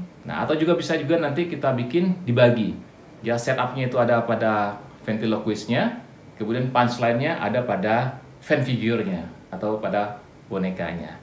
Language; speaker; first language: Indonesian; native; Indonesian